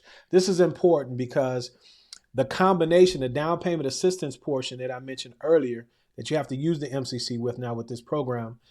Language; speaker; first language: English; native; English